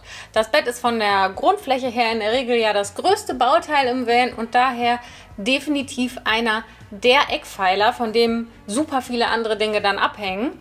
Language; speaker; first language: German; native; German